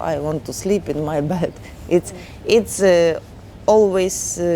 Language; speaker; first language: English; non-native, learner; Ukrainian